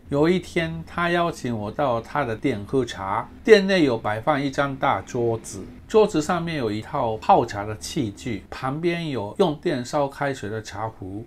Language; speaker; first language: Chinese; non-native, fluent; Japanese